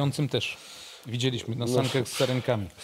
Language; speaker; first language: Polish; native; Polish